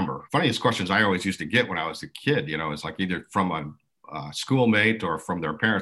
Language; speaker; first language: English; early bilingual, other home language; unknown